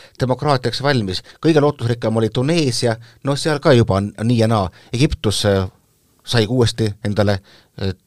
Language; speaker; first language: Estonian; native; Estonian